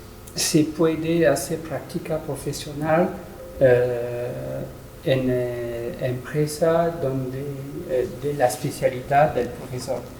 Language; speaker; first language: Spanish; non-native, learner; French